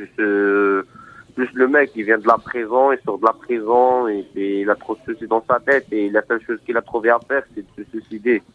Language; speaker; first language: French; non-native, local second language; Arabic